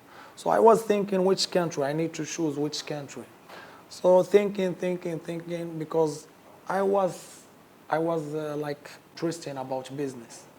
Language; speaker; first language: English; non-native, learner; Arabic